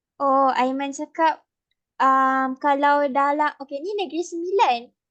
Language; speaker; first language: Malay; native; Malay